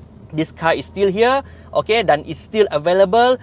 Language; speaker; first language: English; non-native, local second language; Malay